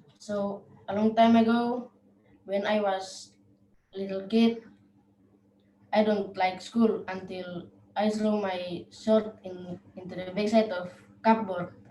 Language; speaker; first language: English; non-native, learner; Indonesian